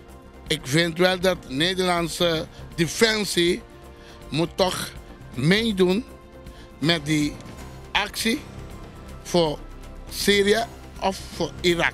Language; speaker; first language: Dutch; non-native, fluent; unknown